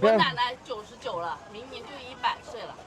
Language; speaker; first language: Chinese; native; Chinese